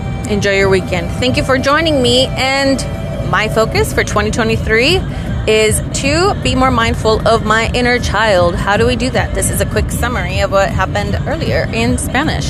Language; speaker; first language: English; early bilingual, other home language; Spanish